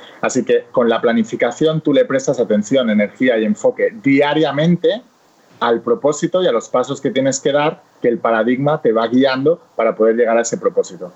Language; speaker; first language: Spanish; native; Spanish